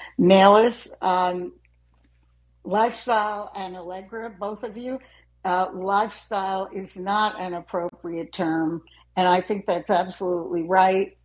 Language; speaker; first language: English; native; English